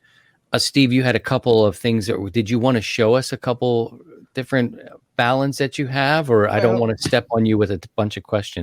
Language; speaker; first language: English; native; English